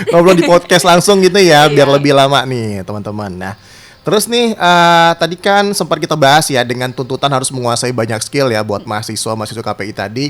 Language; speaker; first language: Indonesian; native; Indonesian